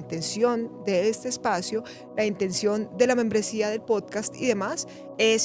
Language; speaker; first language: Spanish; native; Spanish